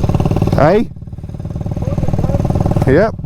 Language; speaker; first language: English; native; English